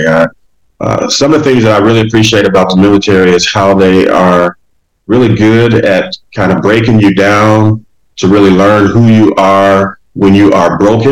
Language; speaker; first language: English; native; English